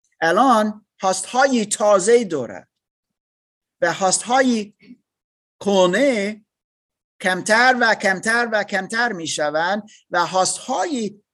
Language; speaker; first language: Persian; non-native, learner; English